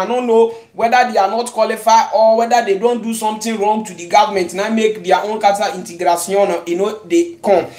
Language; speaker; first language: English; non-native, local second language; Igbo